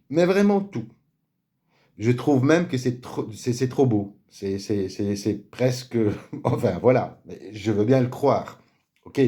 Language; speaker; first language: French; native; French